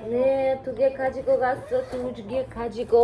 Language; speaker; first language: Korean; non-native, learner; Kazakh